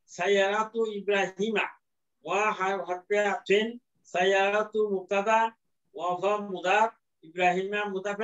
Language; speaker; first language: Arabic; non-native, fluent; Bangla